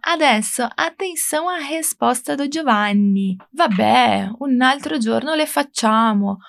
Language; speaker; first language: Italian; non-native, fluent; Portuguese